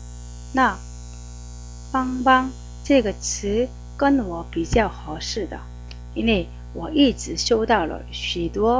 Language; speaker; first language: Chinese; non-native, fluent; Korean